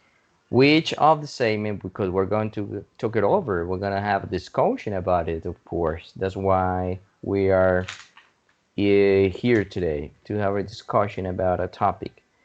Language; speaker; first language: English; non-native, fluent; Spanish